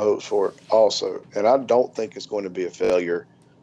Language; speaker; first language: English; native; English